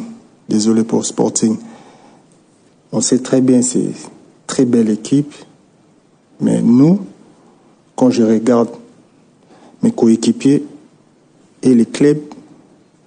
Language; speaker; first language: French; non-native, local second language; Lingala